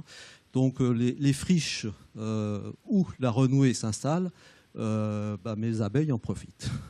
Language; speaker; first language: French; native; French